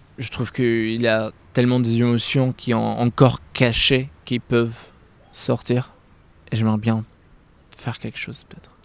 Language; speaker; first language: French; non-native, fluent; Arabic